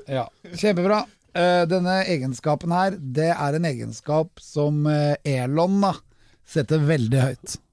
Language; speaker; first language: Norwegian; native; Norwegian